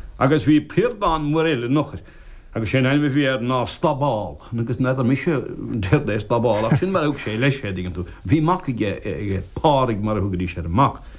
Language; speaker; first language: Irish; native; Irish